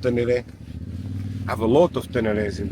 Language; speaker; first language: English; non-native, learner; Portuguese